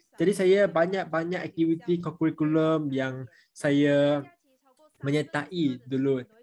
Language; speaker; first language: Malay; non-native, local second language; Chinese